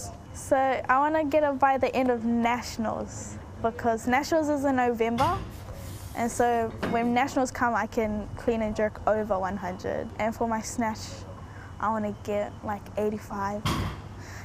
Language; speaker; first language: English; native; English